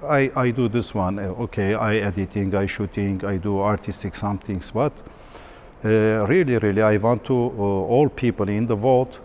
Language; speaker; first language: English; non-native, learner; Turkish